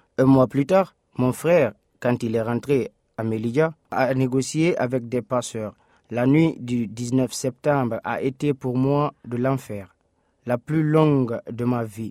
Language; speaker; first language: French; non-native, local second language; Fula